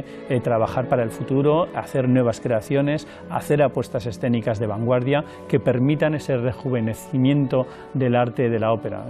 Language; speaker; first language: Spanish; native; Spanish